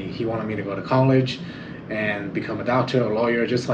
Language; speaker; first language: English; non-native, fluent; Chinese